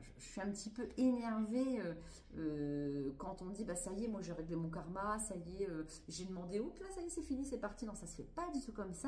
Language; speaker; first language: French; native; French